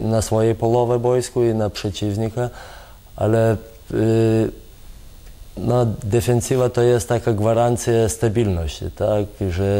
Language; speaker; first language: Polish; non-native, fluent; Lithuanian